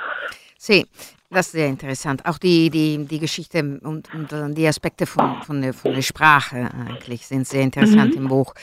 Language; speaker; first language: German; non-native, fluent; Italian